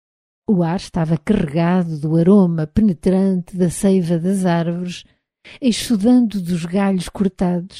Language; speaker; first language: Portuguese; native; Portuguese